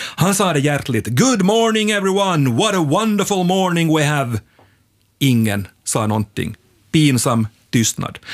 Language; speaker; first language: Swedish; native; Swedish